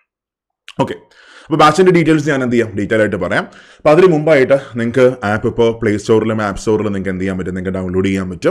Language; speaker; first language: Malayalam; native; Malayalam